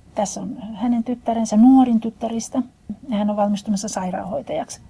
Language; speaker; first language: Finnish; native; Finnish